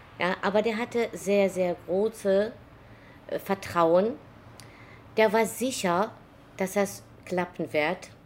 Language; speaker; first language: German; early bilingual, other home language; Arabic